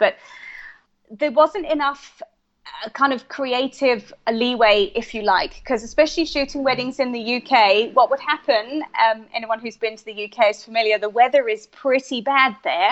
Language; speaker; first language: English; native; English